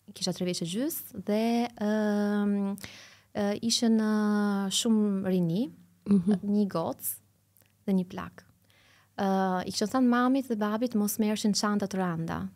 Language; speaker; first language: Albanian; early bilingual, heritage; Albanian